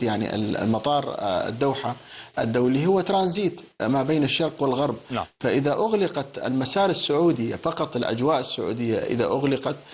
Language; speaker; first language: Arabic; native; Arabic